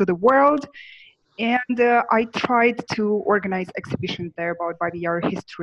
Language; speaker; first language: English; non-native, fluent; Ukrainian